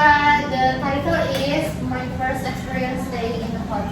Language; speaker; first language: English; non-native, learner; Indonesian